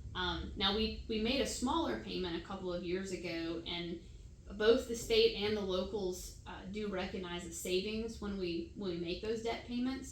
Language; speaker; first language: English; native; English